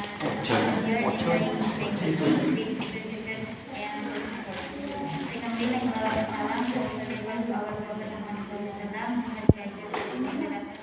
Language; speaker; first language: English; non-native, learner; Indonesian